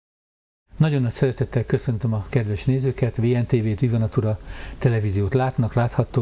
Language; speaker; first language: Hungarian; native; Hungarian